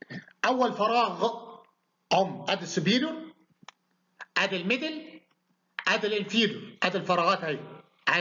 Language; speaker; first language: Arabic; native; Arabic